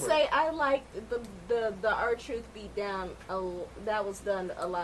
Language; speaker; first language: English; native; English